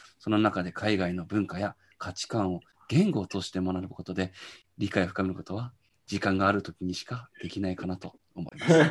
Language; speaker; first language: Japanese; native; Japanese